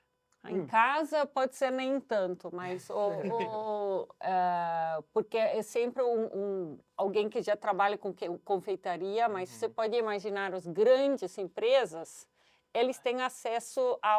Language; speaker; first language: Portuguese; non-native, fluent; Dutch